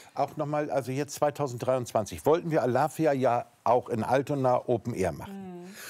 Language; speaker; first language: German; native; German